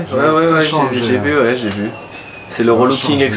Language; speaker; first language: French; native; French